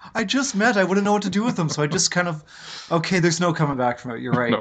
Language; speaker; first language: English; native; English